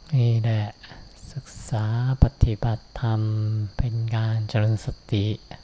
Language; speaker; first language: Thai; non-native, fluent; Japanese